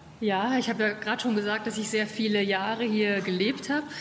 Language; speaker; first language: German; native; German